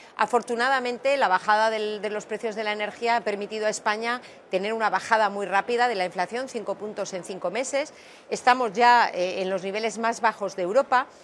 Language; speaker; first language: Spanish; native; Spanish